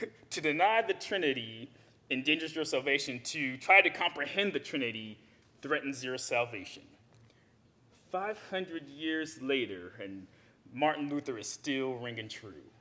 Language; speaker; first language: English; native; English